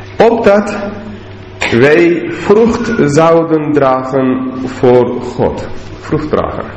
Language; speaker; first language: Dutch; non-native, learner; English